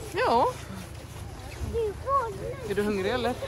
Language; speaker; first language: Swedish; native; Swedish